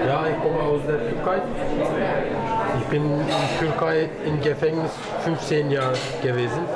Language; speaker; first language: German; non-native, learner; Turkish